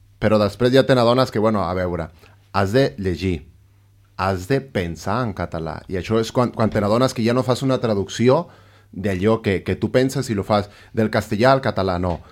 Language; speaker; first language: Catalan; non-native, fluent; Spanish